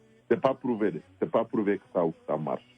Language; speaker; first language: French; non-native, local second language; Wolof